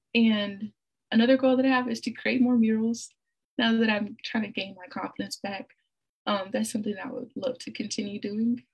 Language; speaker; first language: English; native; English